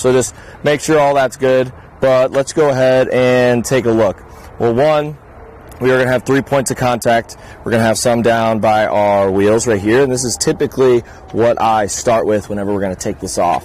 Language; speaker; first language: English; native; English